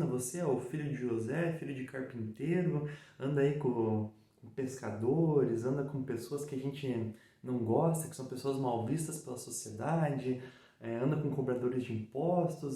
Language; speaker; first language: Portuguese; native; Portuguese